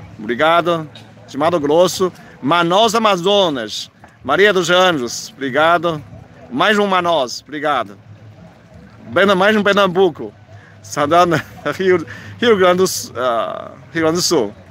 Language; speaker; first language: Portuguese; non-native, fluent; Chinese